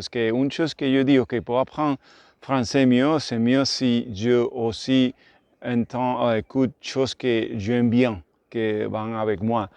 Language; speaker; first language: French; non-native, learner; Spanish